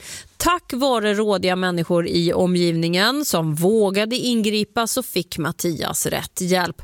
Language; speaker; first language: Swedish; native; Swedish